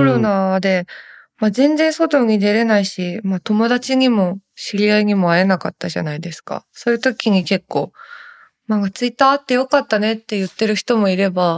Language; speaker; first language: Japanese; native; Japanese